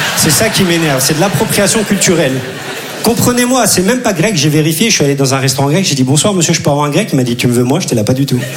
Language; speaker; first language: French; early bilingual, other home language; Turkish